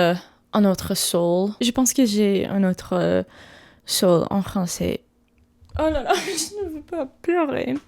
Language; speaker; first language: French; non-native, learner; English